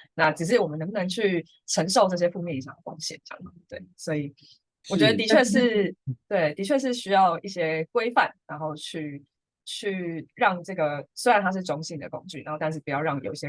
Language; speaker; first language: Chinese; native; Chinese